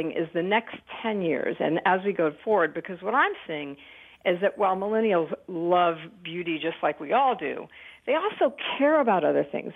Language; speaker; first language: English; native; English